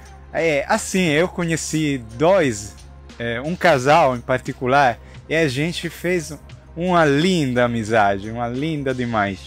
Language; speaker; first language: Portuguese; non-native, learner; Italian